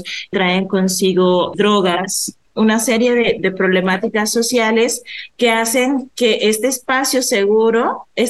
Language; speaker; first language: Spanish; native; Spanish